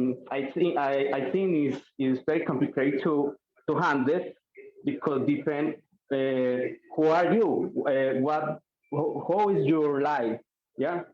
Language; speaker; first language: English; non-native, learner; Spanish